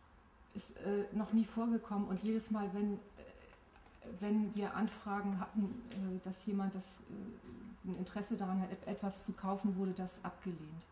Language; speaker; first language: German; native; German